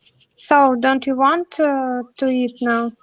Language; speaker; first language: English; non-native, learner; Russian